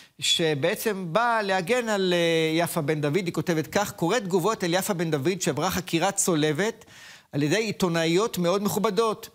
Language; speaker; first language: Hebrew; native; Hebrew